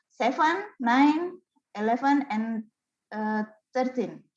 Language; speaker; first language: English; non-native, learner; Indonesian